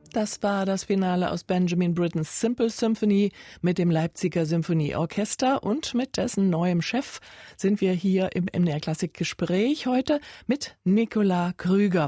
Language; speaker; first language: German; native; German